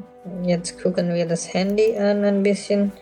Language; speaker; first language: German; non-native, fluent; Urdu